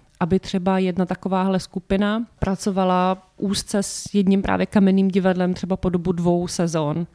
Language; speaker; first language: Czech; native; Czech